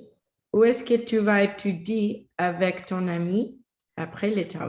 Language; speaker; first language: French; non-native, learner; Spanish